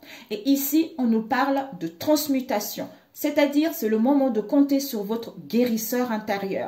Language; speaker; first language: French; native; French